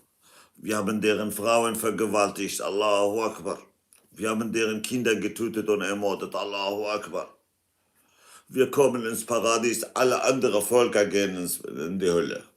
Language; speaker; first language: German; non-native, fluent; Kurdish